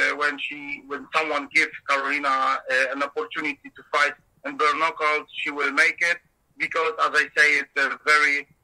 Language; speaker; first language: English; non-native, learner; Polish